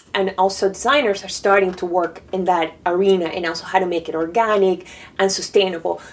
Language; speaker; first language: English; non-native, fluent; Spanish